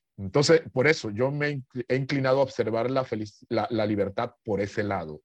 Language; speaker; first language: Spanish; native; Spanish